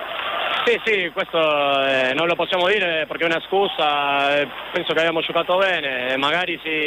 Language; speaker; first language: Italian; non-native, fluent; Spanish